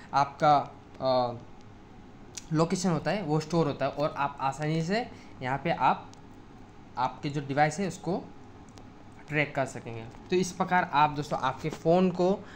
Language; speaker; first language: Hindi; native; Hindi